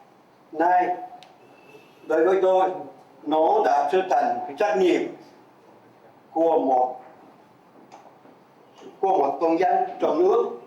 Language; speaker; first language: Vietnamese; non-native, fluent; French